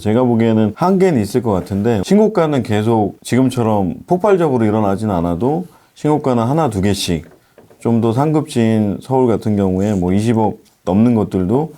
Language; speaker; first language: Korean; native; Korean